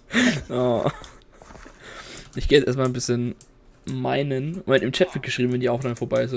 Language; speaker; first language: German; native; German